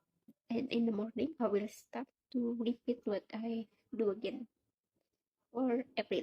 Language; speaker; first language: English; non-native, learner; Indonesian